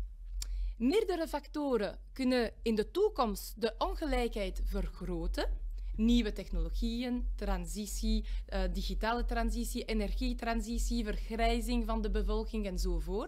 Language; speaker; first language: Dutch; non-native, local second language; French